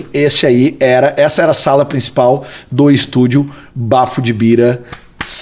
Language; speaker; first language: Portuguese; native; Portuguese